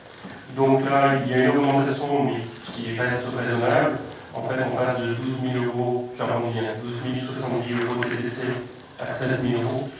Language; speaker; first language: French; native; French